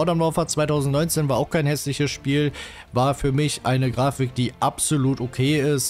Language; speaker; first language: German; native; German